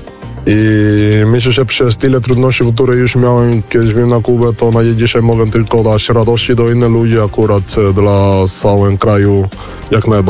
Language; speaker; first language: Polish; non-native, fluent; Spanish